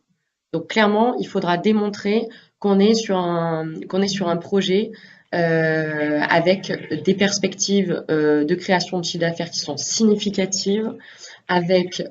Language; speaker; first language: French; native; French